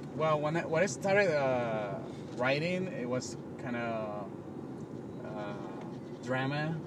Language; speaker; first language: English; non-native, learner; Spanish